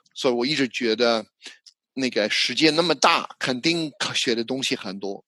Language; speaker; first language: Chinese; non-native, fluent; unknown